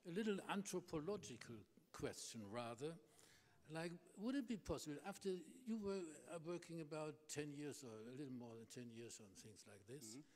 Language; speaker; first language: English; non-native, fluent; German